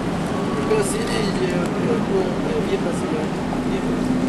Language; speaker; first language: Italian; non-native, learner; Portuguese